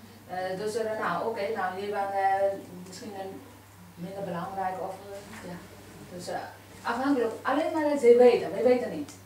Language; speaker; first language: Dutch; non-native, learner; Burmese